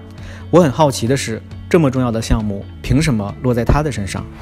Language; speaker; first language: Chinese; native; Chinese